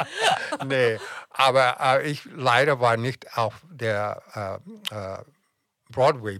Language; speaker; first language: German; non-native, fluent; English